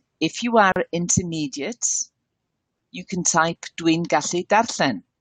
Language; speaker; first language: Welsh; non-native, learner; English